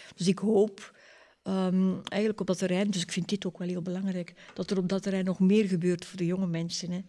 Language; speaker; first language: Dutch; native; Dutch